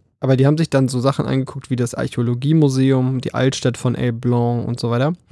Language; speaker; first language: German; early bilingual, other home language; Polish